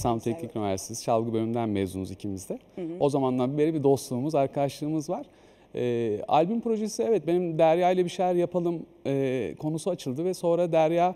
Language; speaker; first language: Turkish; native; Turkish